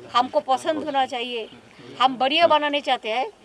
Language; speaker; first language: Hindi; non-native, local second language; Bangla